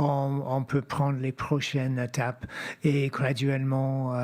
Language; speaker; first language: French; non-native, fluent; English